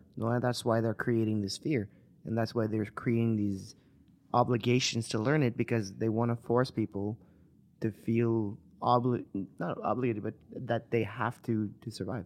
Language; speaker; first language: English; non-native, local second language; French